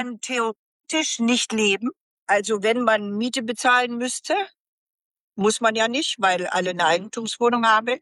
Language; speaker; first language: German; native; German